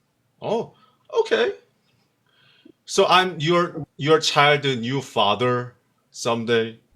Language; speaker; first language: English; non-native, learner; Korean